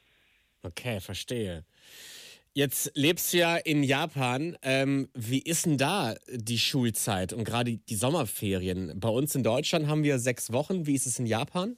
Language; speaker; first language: German; native; German